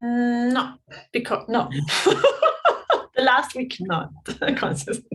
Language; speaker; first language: English; non-native, fluent; German